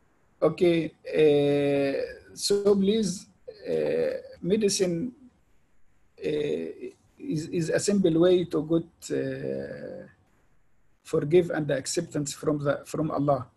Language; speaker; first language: English; non-native, fluent; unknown